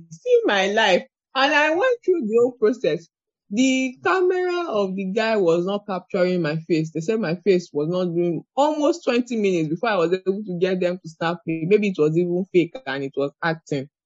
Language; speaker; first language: English; non-native, local second language; Yoruba